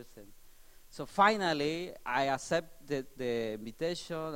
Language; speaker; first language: English; non-native, learner; Spanish